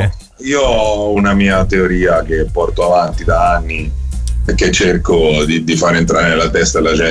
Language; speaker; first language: Italian; native; Italian